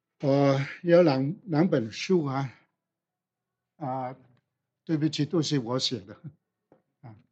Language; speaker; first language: Chinese; non-native, local second language; Cantonese